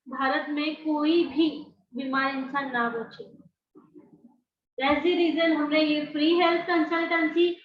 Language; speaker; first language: Hindi; non-native, local second language; Marathi